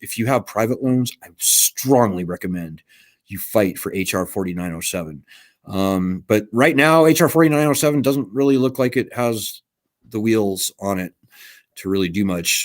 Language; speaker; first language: English; native; English